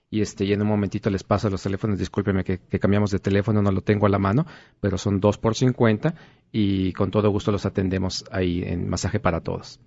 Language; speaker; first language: Spanish; native; Spanish